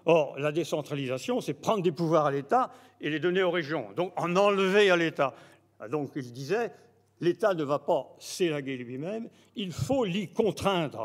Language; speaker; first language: French; native; French